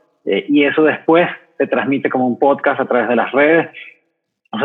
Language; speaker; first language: Spanish; native; Spanish